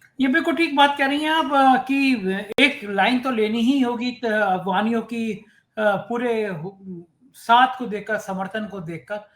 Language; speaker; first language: Hindi; native; Hindi